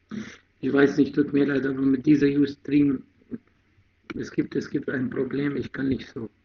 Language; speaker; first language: German; non-native, fluent; Arabic